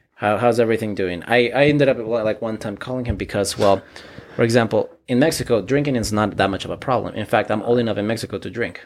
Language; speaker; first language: English; early bilingual, other home language; Spanish